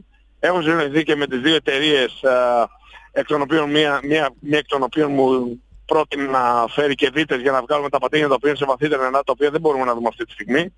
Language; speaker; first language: Greek; native; Greek